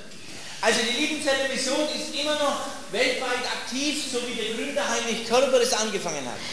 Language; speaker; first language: German; native; German